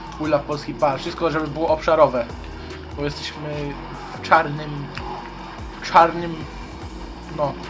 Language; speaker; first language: Polish; native; Polish